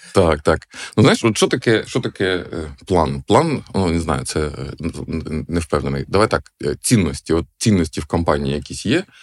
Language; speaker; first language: Ukrainian; non-native, local second language; Russian